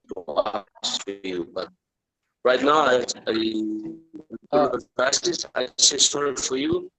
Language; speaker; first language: English; non-native, learner; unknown